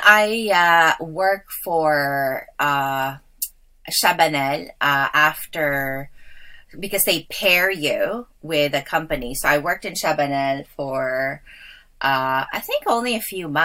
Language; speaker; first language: English; early bilingual, other home language; Filipino